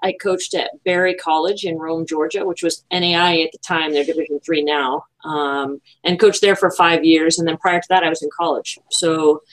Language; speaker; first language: English; native; English